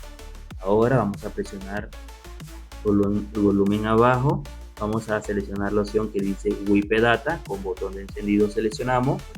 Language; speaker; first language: Spanish; native; Spanish